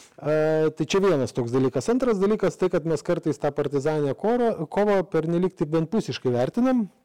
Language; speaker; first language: Lithuanian; non-native, fluent; Swedish